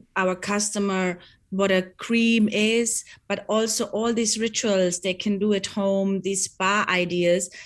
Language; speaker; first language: English; non-native, fluent; German